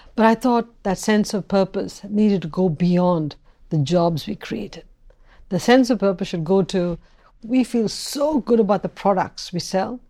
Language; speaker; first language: English; non-native, local second language; Tamil